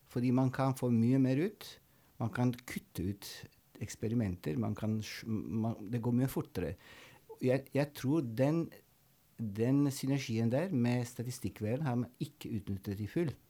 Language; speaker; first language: Norwegian; non-native, fluent; Italian